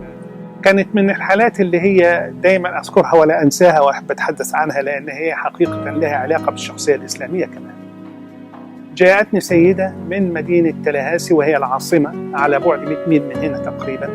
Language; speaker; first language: Arabic; native; Arabic